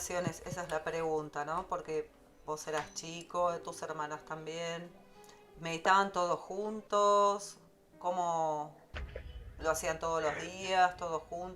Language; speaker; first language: Spanish; native; Spanish